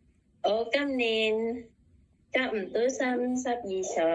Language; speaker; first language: Cantonese; non-native, learner; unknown